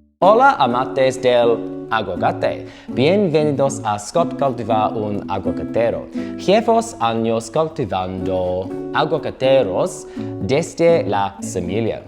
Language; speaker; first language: Spanish; non-native, learner; English